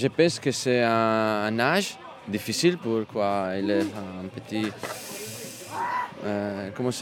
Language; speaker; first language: French; non-native, learner; Italian